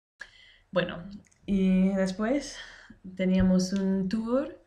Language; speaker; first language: Spanish; non-native, learner; English